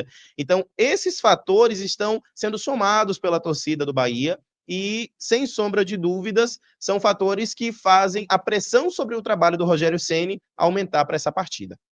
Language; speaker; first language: Portuguese; native; Portuguese